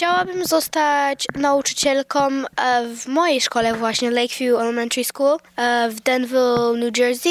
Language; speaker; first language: Polish; early bilingual, heritage; Polish